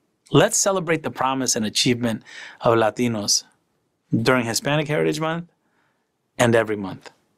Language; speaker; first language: English; early bilingual, other home language; Spanish